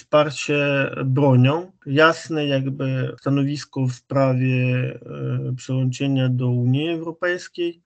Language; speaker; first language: Polish; non-native, fluent; Ukrainian